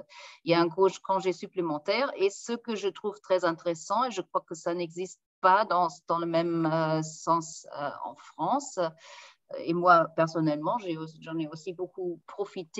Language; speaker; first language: French; non-native, fluent; German